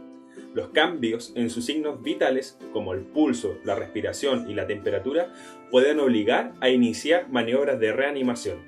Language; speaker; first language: Spanish; native; Spanish